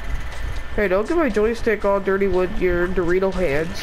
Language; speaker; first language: English; native; English